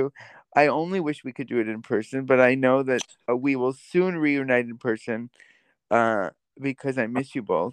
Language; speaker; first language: English; native; English